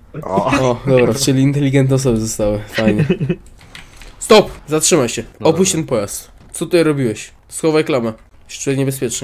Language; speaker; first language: Polish; native; Polish